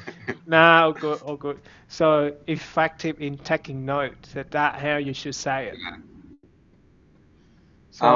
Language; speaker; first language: English; non-native, fluent; Vietnamese